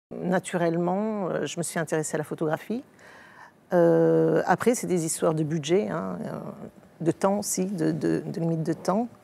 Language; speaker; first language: French; native; French